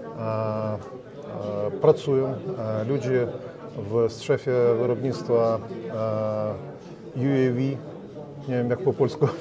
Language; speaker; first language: Polish; non-native, learner; Ukrainian